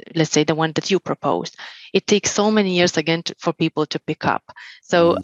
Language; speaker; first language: English; non-native, fluent; Lithuanian